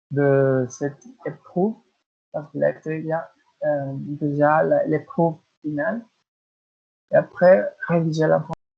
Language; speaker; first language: French; non-native, learner; Spanish